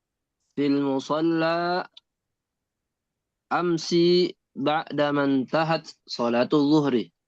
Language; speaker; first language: Arabic; non-native, learner; Indonesian